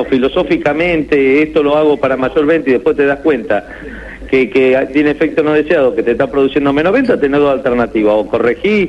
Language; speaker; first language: Spanish; native; Spanish